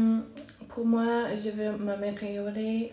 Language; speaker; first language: French; non-native, fluent; Hungarian